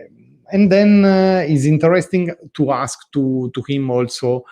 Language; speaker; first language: English; non-native, learner; Italian